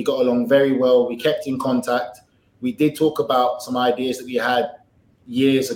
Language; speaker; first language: English; native; English